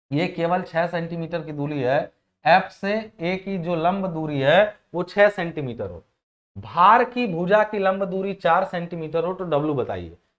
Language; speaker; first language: Hindi; native; Hindi